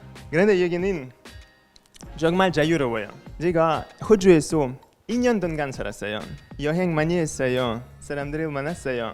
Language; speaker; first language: Korean; non-native, learner; French